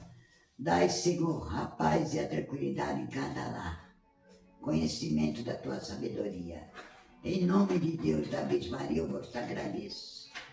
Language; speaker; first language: Portuguese; native; Portuguese